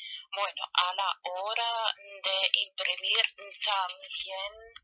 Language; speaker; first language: Spanish; non-native, fluent; German